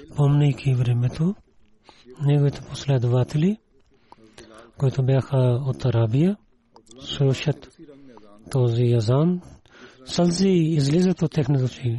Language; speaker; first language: Bulgarian; non-native, learner; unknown